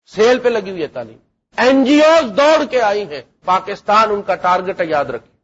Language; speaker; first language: Urdu; non-native, local second language; Punjabi